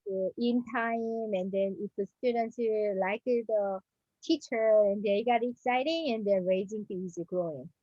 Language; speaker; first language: English; non-native, learner; Korean